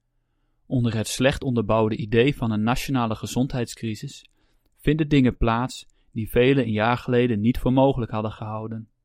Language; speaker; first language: Dutch; native; Dutch